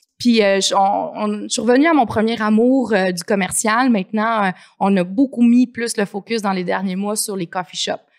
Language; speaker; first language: French; native; French